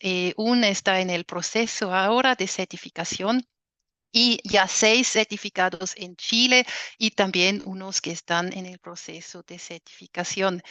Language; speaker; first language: Spanish; non-native, fluent; German